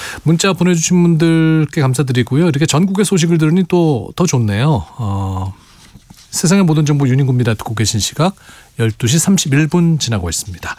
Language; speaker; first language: Korean; native; Korean